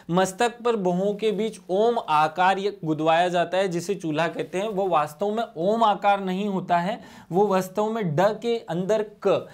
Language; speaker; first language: Hindi; native; Hindi